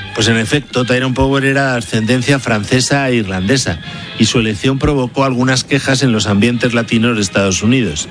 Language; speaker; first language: Spanish; native; Spanish